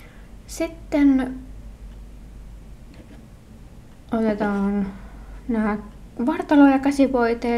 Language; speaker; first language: Finnish; native; Finnish